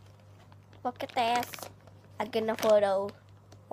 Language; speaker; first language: English; non-native, learner; Indonesian